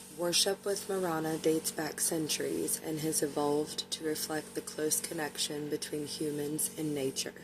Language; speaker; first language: English; native; English